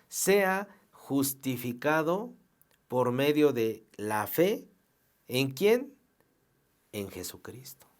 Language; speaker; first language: Spanish; native; Spanish